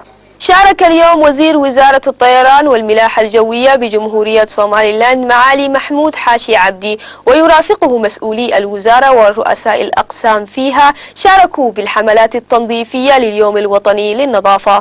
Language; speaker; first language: Arabic; non-native, local second language; Somali